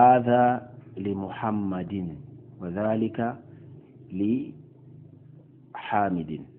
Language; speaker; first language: Arabic; non-native, fluent; Fula